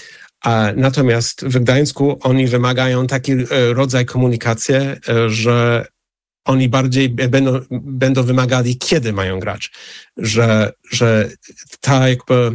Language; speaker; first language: Polish; non-native, fluent; English